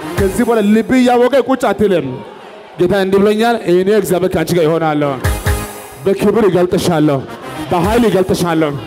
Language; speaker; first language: Amharic; non-native, local second language; Wolaytta